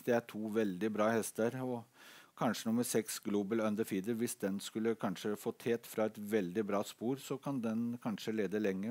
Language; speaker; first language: Norwegian; native; Norwegian